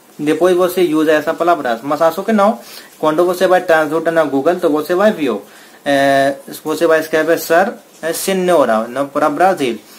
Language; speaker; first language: Portuguese; non-native, learner; Hindi